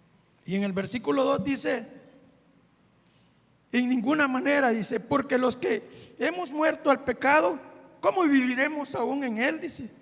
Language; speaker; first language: Spanish; native; Spanish